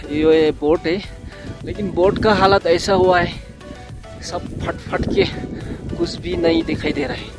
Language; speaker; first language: Hindi; non-native, local second language; Nepali